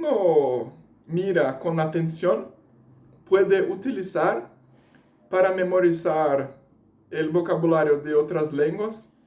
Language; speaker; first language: Spanish; non-native, fluent; Portuguese